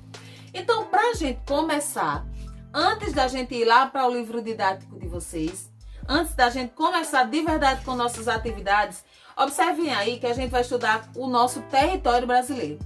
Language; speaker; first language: Portuguese; native; Portuguese